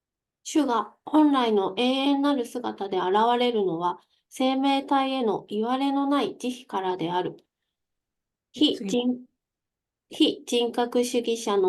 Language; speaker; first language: Japanese; native; Japanese